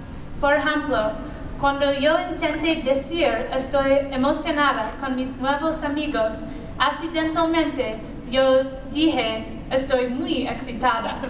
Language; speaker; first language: Spanish; non-native, learner; English